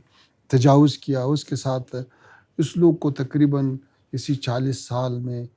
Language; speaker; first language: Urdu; non-native, fluent; Pashto